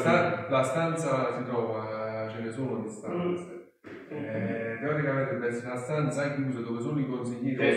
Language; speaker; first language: Italian; native; Italian